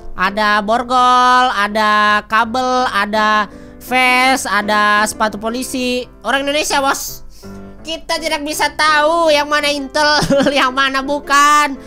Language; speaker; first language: Indonesian; native; Indonesian